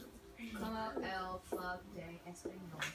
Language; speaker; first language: Spanish; non-native, learner; English